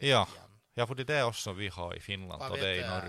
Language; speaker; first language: Norwegian; non-native, fluent; Finnish